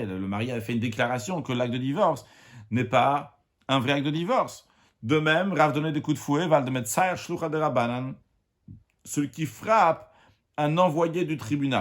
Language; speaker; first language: French; native; French